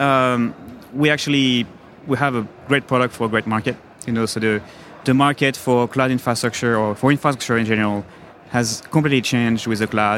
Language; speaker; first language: English; non-native, fluent; French